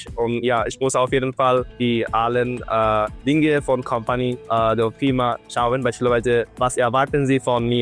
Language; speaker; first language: German; non-native, learner; Bangla